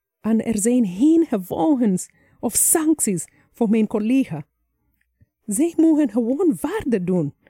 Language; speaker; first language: Dutch; non-native, fluent; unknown